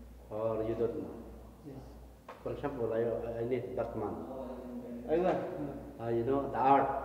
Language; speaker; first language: English; non-native, local second language; Filipino